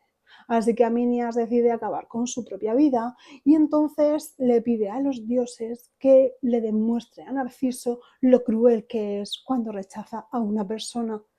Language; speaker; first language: Spanish; native; Spanish